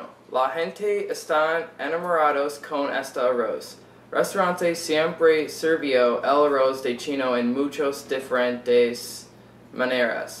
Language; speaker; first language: Spanish; non-native, learner; English